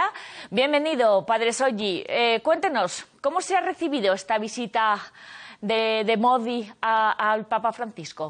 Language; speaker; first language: Spanish; native; Spanish